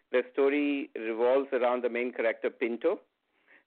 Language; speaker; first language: English; non-native, local second language; Hindi